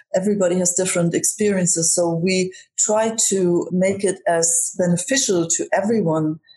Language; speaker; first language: English; non-native, fluent; German